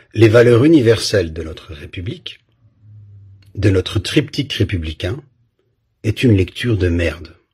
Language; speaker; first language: French; native; French